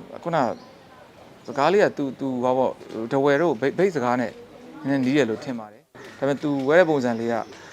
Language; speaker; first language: Burmese; non-native, local second language; Shan